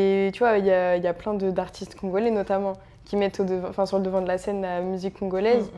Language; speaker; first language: French; early bilingual, other home language; Arabic